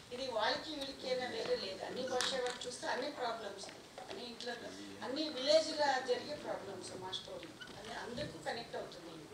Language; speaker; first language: Telugu; non-native, local second language; Kannada